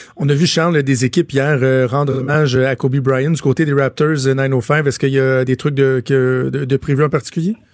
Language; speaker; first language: French; native; French